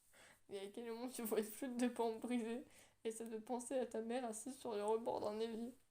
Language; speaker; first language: French; native; French